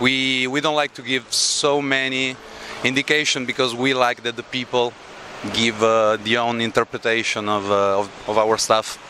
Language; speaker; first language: English; non-native, learner; Italian